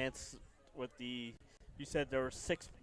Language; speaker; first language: English; native; English